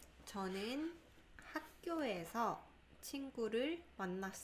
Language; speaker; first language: Korean; non-native, learner; English